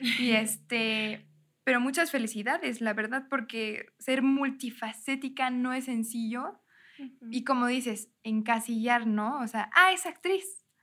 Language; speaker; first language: Spanish; native; Spanish